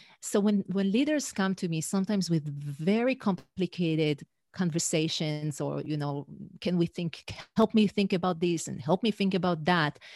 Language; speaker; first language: English; non-native, fluent; Hebrew